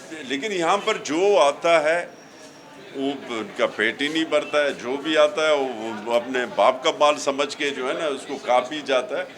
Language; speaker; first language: Urdu; non-native, local second language; Baluchi